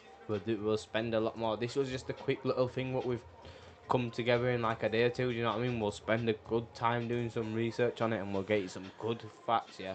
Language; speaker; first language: English; native; English